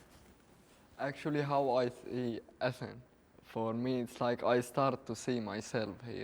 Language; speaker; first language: English; non-native, learner; Arabic